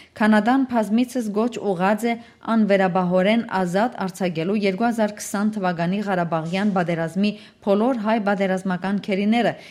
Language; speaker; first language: Armenian; native; Armenian